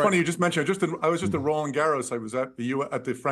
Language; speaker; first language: English; native; English